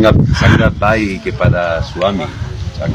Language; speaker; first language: Indonesian; non-native, learner; Spanish